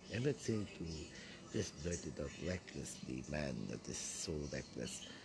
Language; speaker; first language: English; non-native, local second language; Filipino